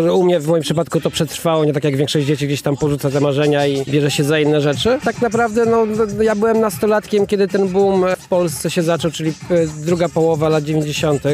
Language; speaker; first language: Polish; native; Polish